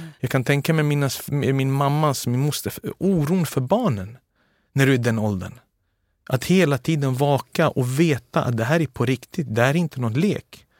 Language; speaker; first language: Swedish; early bilingual, other home language; Serbian